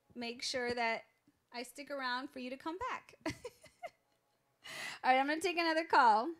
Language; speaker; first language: English; native; English